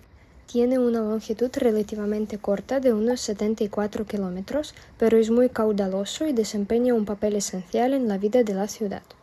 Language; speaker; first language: Spanish; non-native, fluent; Russian